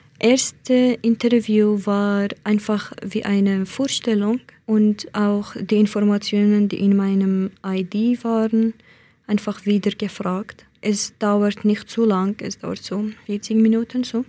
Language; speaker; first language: German; non-native, learner; Central Kurdish